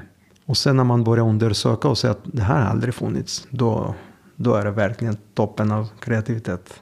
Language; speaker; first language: Swedish; non-native, fluent; Greek